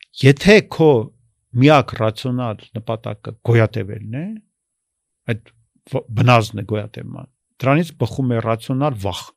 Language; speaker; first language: Armenian; native; Armenian